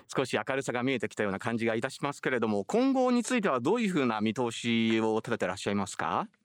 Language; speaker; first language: Japanese; native; Japanese